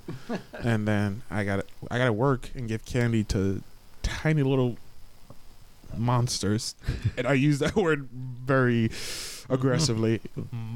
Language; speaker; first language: English; native; English